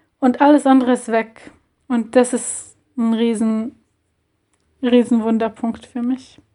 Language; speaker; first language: German; early bilingual, other home language; Bosnian